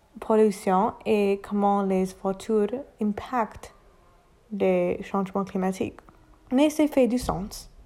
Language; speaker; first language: French; non-native, learner; English